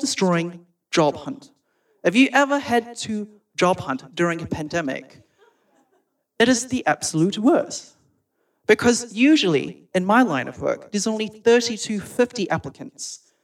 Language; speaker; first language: English; native; English